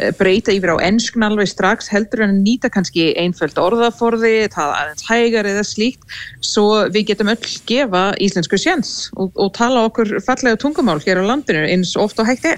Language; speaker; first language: Icelandic; non-native, fluent; English